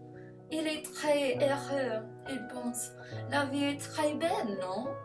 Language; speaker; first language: French; non-native, learner; English